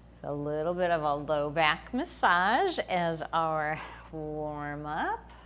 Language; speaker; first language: English; native; English